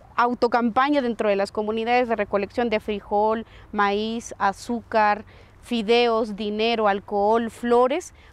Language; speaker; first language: Spanish; native; Spanish